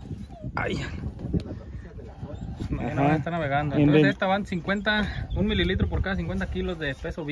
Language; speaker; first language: Spanish; native; Spanish